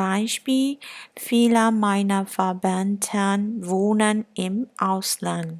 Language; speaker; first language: German; non-native, learner; Burmese